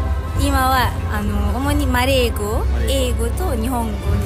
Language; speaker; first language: Japanese; non-native, fluent; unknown